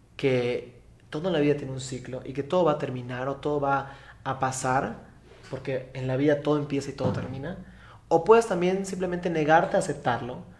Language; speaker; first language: Spanish; native; Spanish